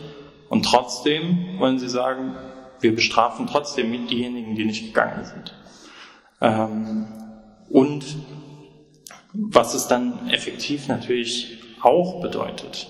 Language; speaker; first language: German; native; German